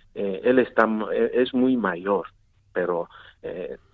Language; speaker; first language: Spanish; non-native, fluent; Igbo